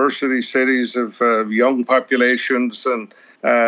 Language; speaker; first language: English; native; English